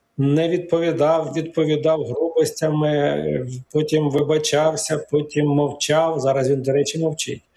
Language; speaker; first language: Ukrainian; native; Ukrainian